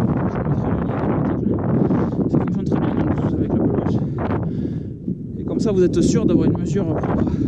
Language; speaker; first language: French; native; French